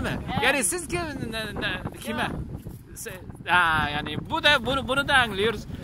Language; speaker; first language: Turkish; non-native, learner; Uzbek